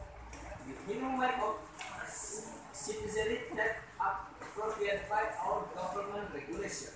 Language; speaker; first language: English; non-native, learner; Indonesian